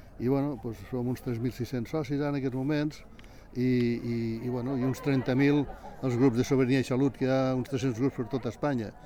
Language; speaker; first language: Catalan; native; Catalan